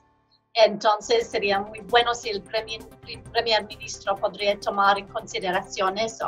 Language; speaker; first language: Spanish; non-native, fluent; English